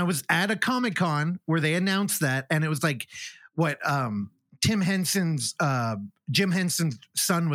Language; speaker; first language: English; native; English